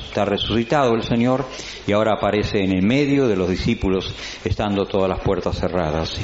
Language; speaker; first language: Spanish; native; Spanish